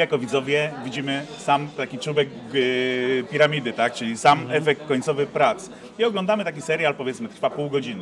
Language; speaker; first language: Polish; native; Polish